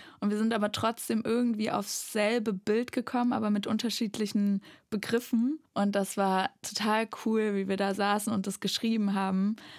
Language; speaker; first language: German; native; German